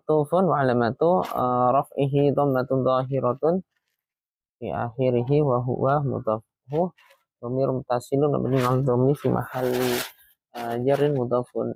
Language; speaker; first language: Arabic; non-native, fluent; Indonesian